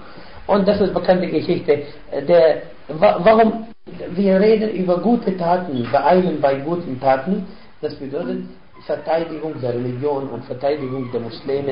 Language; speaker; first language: German; non-native, fluent; Arabic